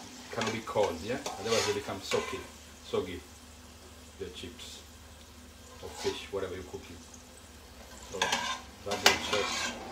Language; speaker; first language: English; non-native, fluent; Italian